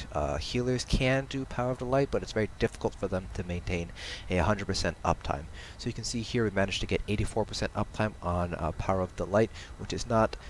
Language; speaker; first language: English; native; English